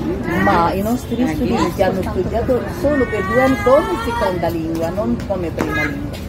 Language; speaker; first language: Italian; non-native, fluent; Arabic